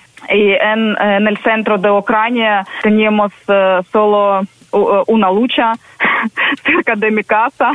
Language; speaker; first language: Spanish; non-native, fluent; Ukrainian